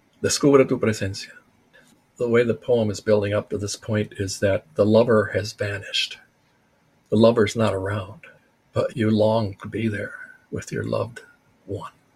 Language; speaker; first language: English; early bilingual, other home language; Spanish